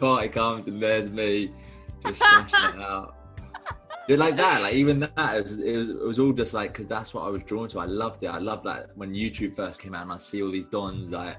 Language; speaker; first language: English; native; English